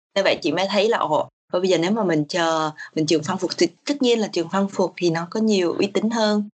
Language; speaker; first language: Vietnamese; native; Vietnamese